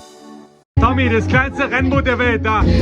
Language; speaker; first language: German; native; German